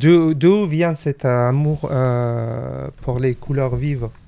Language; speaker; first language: French; non-native, fluent; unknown